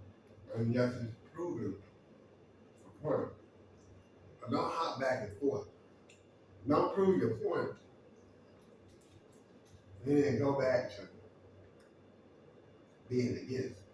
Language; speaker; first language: English; native; English